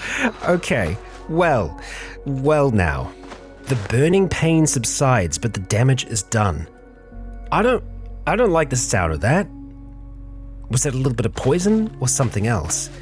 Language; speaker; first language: English; native; English